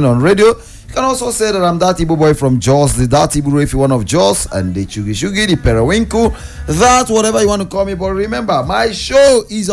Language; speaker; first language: English; non-native, local second language; Igbo